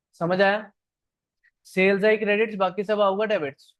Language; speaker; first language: Hindi; non-native, local second language; Punjabi